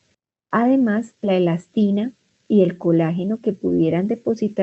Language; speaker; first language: Spanish; native; Spanish